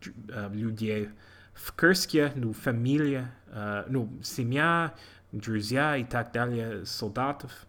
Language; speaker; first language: Russian; non-native, learner; English